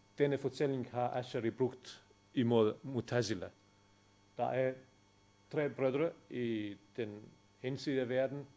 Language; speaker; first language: Danish; non-native, fluent; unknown